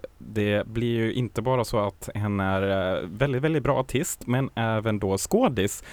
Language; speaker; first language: Swedish; non-native, fluent; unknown